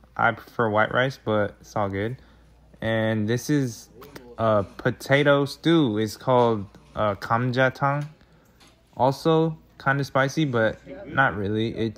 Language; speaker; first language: English; early bilingual, other home language; Korean